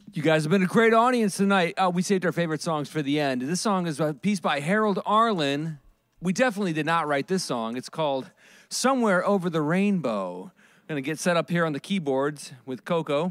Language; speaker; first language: English; native; English